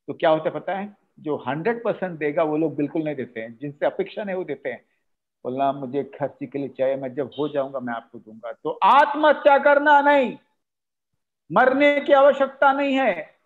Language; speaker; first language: Hindi; non-native, local second language; Marathi